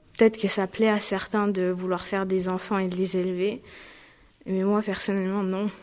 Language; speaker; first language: French; non-native, fluent; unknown